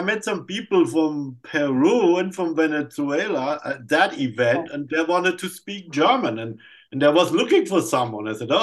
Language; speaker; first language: English; non-native, fluent; German